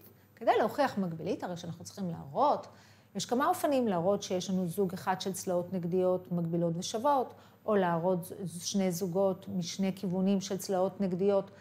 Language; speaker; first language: Hebrew; native; Hebrew